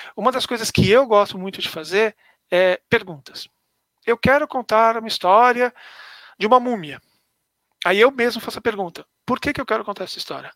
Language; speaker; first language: Portuguese; native; Portuguese